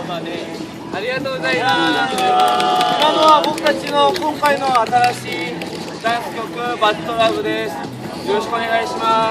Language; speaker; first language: Japanese; non-native, learner; Korean